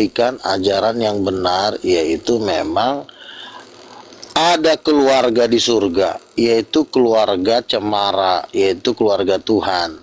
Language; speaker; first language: Malay; native; Malay